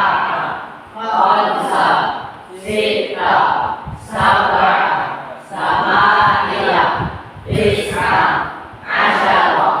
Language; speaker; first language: Arabic; non-native, learner; Indonesian